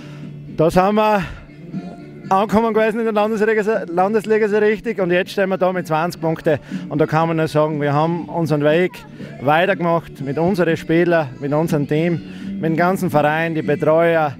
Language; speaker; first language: German; native; German